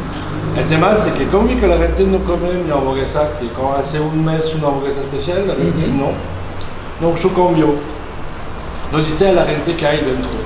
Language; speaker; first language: Spanish; non-native, learner; French